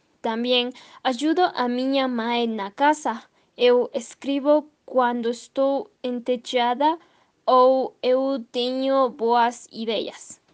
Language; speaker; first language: Portuguese; non-native, learner; Spanish